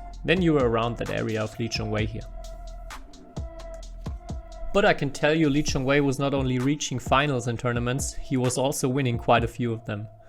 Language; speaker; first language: English; non-native, fluent; German